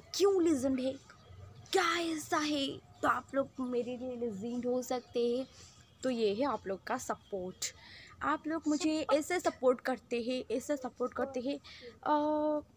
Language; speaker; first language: Hindi; non-native, local second language; Odia